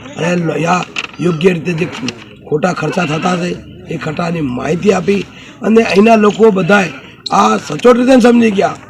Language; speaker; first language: Gujarati; non-native, local second language; Bhili